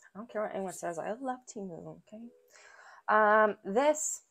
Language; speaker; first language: English; native; English